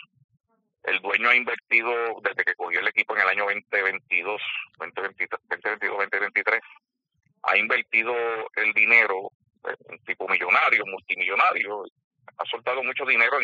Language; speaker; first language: Spanish; native; Spanish